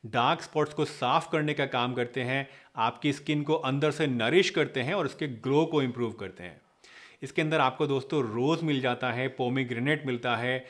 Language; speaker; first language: Hindi; native; Hindi